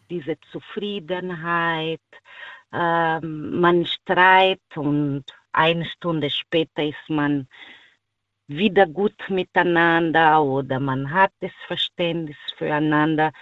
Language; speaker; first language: German; non-native, learner; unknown